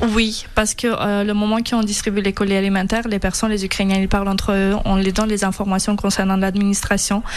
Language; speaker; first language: French; non-native, fluent; Ukrainian